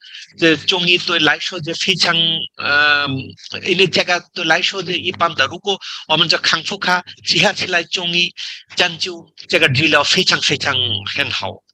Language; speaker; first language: Chinese; non-native, learner; Bangla